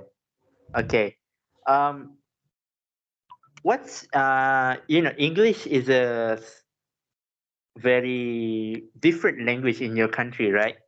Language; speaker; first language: English; non-native, local second language; Malay